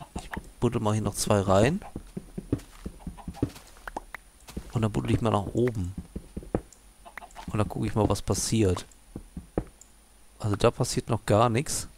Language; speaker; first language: German; native; German